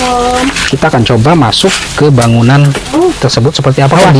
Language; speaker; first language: Malay; native; Malay